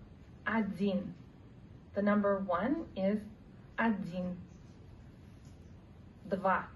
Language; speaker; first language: Russian; non-native, fluent; English